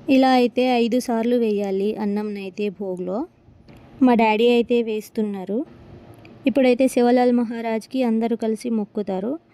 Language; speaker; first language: Telugu; non-native, local second language; Lambadi